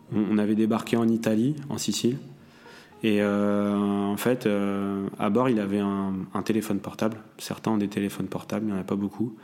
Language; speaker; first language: French; native; French